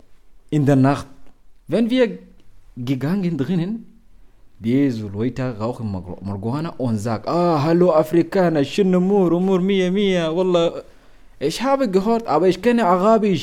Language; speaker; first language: German; non-native, learner; Arabic